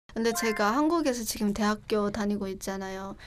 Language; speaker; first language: Korean; non-native, fluent; Chinese